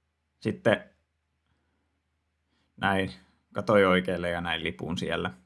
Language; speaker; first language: Finnish; native; Finnish